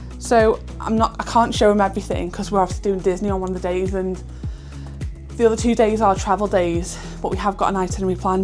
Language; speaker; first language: English; native; English